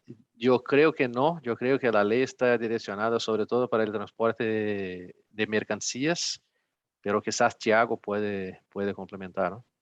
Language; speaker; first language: Spanish; non-native, fluent; Portuguese